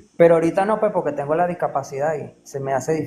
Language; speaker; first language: Spanish; native; Spanish